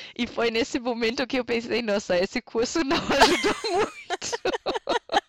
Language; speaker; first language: Portuguese; non-native, fluent; German